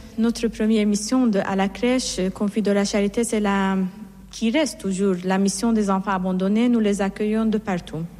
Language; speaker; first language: French; non-native, fluent; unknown